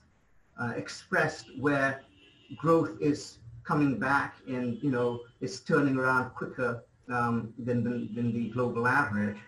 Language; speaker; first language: English; non-native, local second language; Bangla